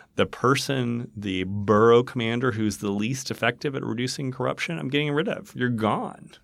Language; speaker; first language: English; native; English